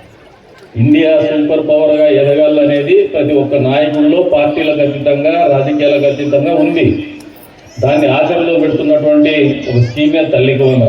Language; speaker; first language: Telugu; native; Telugu